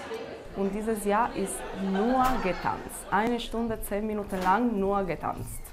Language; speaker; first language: German; non-native, fluent; Italian